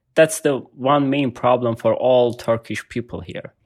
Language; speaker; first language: English; non-native, learner; Turkish